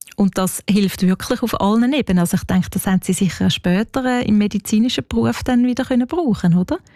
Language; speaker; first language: German; native; German